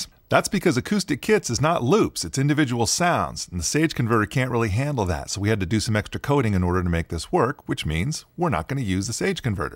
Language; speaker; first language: English; native; English